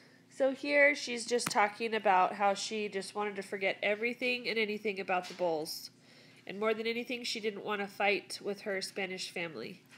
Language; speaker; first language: English; native; English